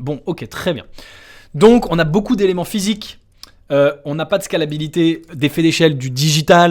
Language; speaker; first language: French; native; French